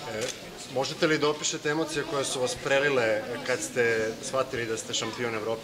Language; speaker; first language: Serbian; native; Serbian